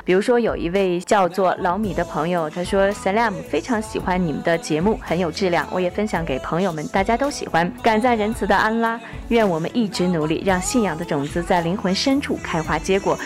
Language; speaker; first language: Chinese; native; Chinese